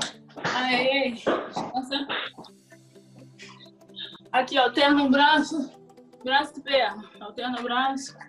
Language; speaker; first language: Portuguese; native; Portuguese